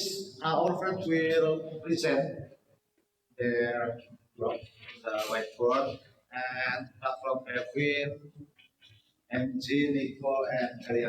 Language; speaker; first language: English; non-native, learner; Indonesian